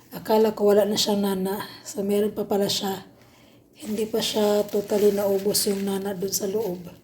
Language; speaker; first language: Filipino; non-native, local second language; Cebuano